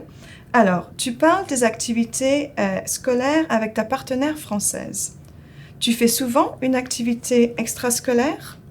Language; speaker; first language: French; non-native, fluent; English